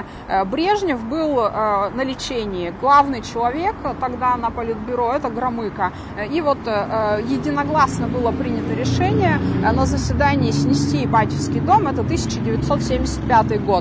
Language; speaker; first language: Russian; native; Russian